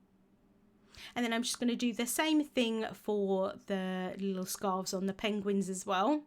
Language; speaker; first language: English; native; English